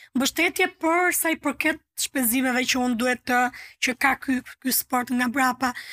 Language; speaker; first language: Albanian; native; Albanian